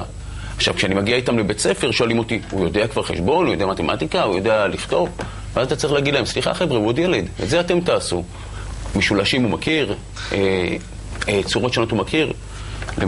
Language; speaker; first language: Hebrew; native; Hebrew